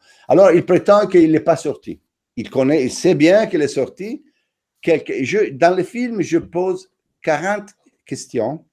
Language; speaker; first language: French; non-native, fluent; Italian